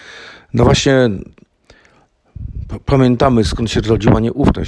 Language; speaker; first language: Polish; native; Polish